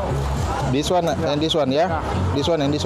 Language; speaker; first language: English; non-native, learner; Indonesian